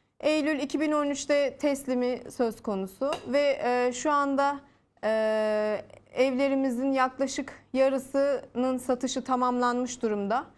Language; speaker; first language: Turkish; native; Turkish